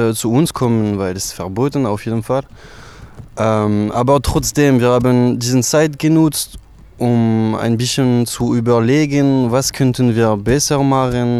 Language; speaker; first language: German; non-native, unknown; French